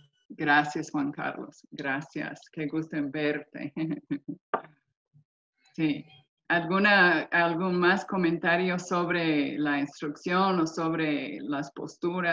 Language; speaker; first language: Spanish; non-native, fluent; English